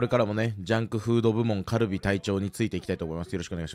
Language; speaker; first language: Japanese; native; Japanese